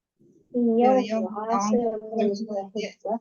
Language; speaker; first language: Arabic; non-native, learner; Indonesian